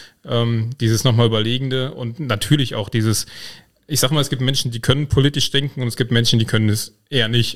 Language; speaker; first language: German; native; German